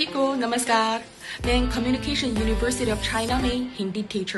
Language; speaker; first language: Hindi; non-native, fluent; Chinese